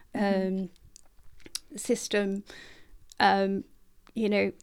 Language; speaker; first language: English; native; English